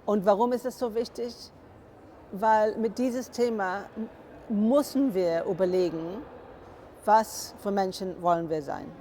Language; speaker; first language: German; non-native, fluent; English